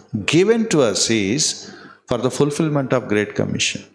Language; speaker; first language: English; non-native, local second language; Telugu